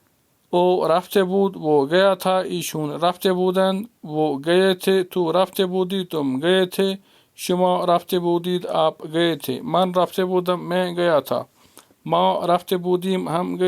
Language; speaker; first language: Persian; non-native, fluent; Urdu